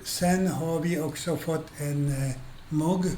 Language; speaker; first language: Swedish; non-native, fluent; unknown